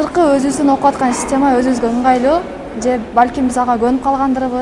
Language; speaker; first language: Kyrgyz; non-native, local second language; Uzbek